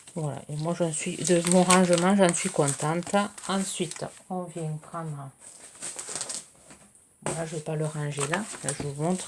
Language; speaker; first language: French; native; French